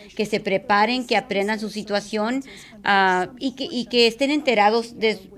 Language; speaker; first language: Spanish; native; Spanish